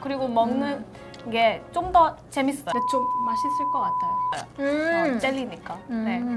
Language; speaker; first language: Korean; non-native, learner; English